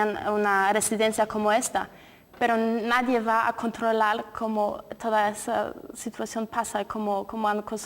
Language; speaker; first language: Spanish; non-native, fluent; Polish